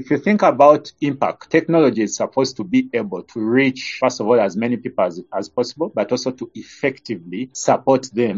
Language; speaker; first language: English; non-native, local second language; Ganda